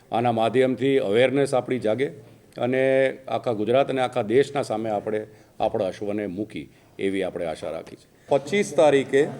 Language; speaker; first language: Gujarati; native; Gujarati